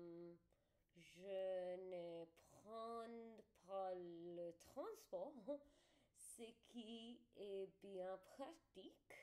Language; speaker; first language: French; non-native, learner; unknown